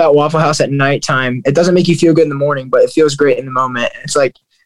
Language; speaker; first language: English; native; English